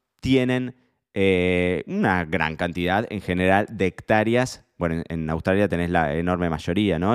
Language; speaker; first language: Spanish; native; Spanish